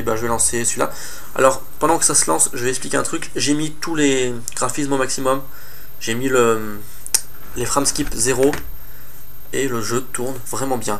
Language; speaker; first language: French; native; French